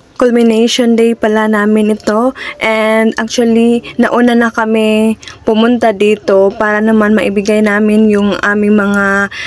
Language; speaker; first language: Filipino; non-native, local second language; Cebuano